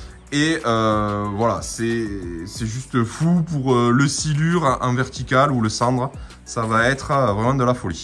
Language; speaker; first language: French; native; French